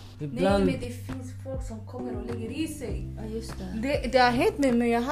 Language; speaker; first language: Swedish; early bilingual, other home language; Kurdish